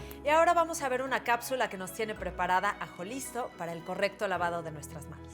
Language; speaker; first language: Spanish; native; Spanish